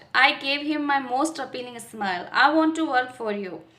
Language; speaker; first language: English; non-native, local second language; Hindi